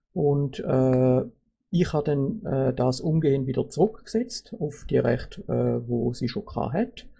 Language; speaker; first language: German; native; German